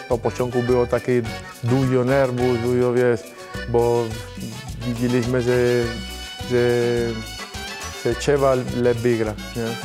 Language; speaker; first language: Polish; non-native, fluent; Spanish